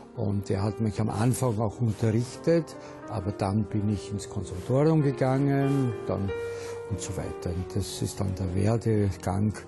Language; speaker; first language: German; native; German